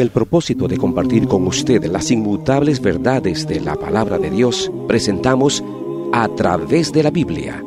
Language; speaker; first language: Spanish; native; Spanish